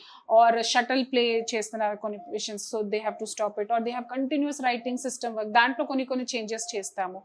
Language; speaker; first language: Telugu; non-native, fluent; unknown